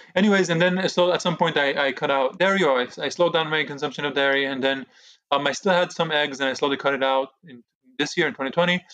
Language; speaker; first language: English; early bilingual, other home language; Hebrew